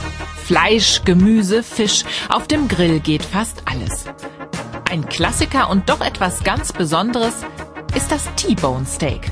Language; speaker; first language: German; native; German